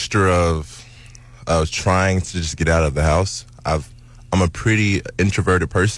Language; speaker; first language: English; native; English